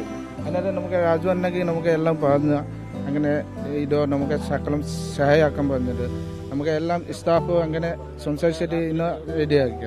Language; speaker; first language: Malayalam; non-native, learner; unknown